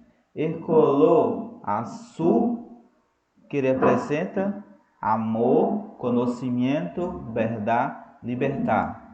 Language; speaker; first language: Spanish; non-native, fluent; Portuguese